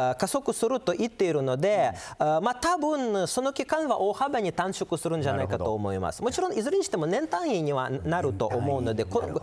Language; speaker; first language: Japanese; non-native, fluent; Ukrainian